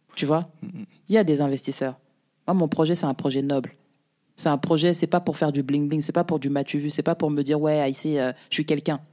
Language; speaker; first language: French; native; French